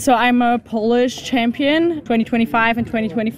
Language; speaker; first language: English; non-native, fluent; Polish